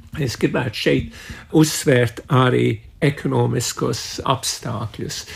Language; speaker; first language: Latvian; early bilingual, heritage; Latvian